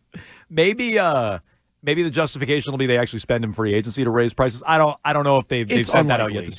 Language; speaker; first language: English; native; English